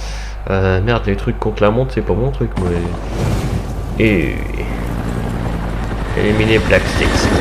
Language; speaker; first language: French; native; French